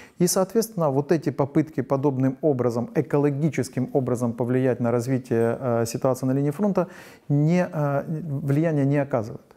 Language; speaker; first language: Russian; non-native, local second language; Ukrainian